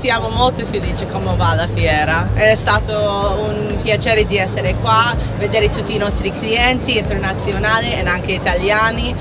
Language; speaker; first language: Italian; non-native, fluent; English